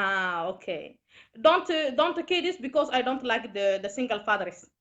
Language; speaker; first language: English; non-native, learner; Somali